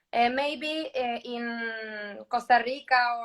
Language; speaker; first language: English; non-native, learner; Spanish